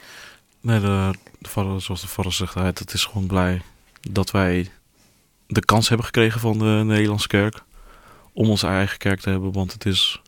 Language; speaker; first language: Dutch; early bilingual, other home language; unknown